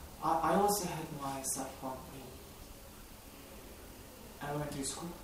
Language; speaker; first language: English; non-native, learner; Korean